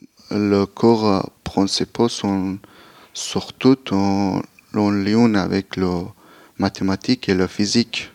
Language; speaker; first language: French; non-native, learner; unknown